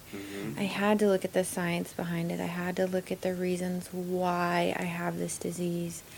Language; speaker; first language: English; native; English